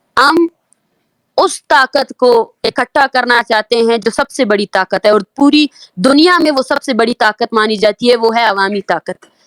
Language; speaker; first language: Urdu; non-native, local second language; Baluchi